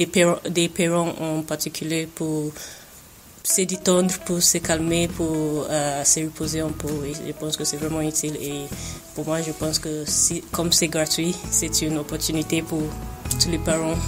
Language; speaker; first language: French; non-native, fluent; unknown